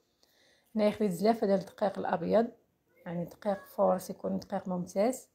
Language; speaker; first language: Arabic; native; Arabic